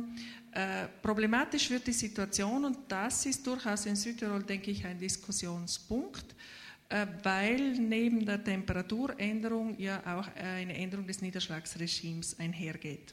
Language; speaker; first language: German; native; German